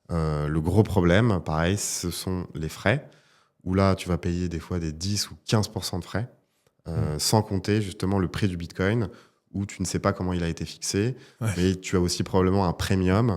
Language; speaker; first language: French; native; French